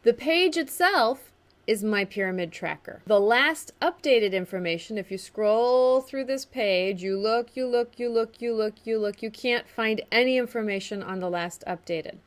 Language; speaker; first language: English; native; English